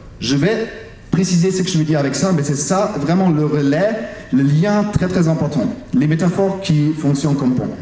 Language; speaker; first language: French; non-native, fluent; German